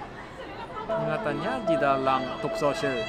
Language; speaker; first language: Indonesian; non-native, learner; Korean